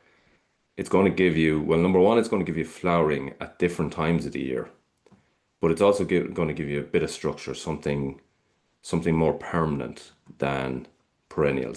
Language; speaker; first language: English; native; English